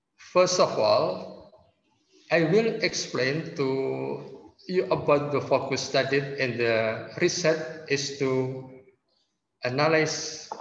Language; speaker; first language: English; non-native, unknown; Indonesian